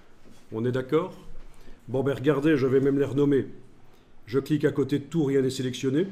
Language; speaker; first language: French; native; French